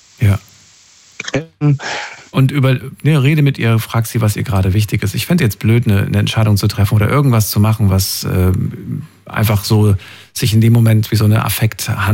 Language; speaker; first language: German; native; German